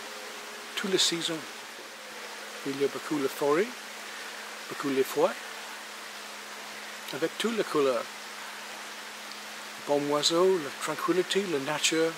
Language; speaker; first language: French; non-native, learner; English